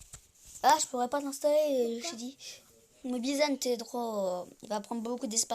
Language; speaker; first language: French; native; French